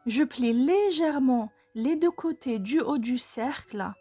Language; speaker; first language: French; non-native, local second language; Arabic